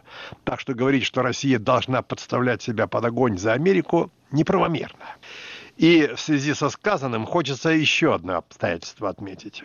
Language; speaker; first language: Russian; native; Russian